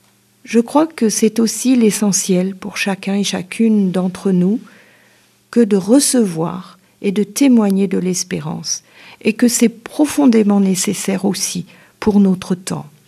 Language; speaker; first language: French; native; French